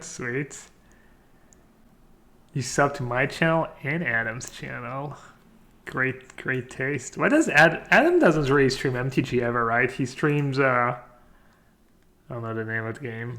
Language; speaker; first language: English; non-native, fluent; French